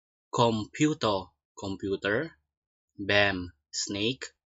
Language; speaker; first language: English; non-native, local second language; Filipino